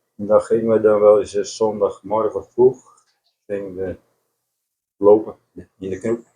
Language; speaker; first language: Dutch; native; Dutch